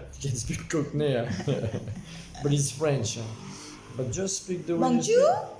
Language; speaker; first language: English; non-native, local second language; French